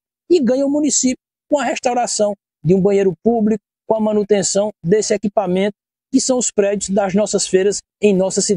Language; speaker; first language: Portuguese; native; Portuguese